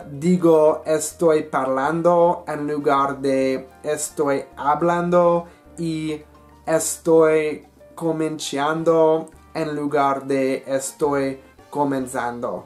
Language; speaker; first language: Spanish; non-native, learner; English